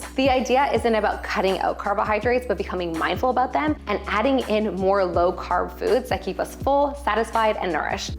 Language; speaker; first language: English; native; English